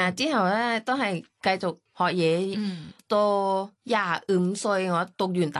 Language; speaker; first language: Cantonese; non-native, fluent; Thai